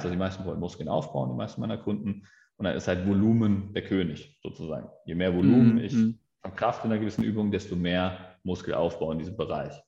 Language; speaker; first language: German; native; German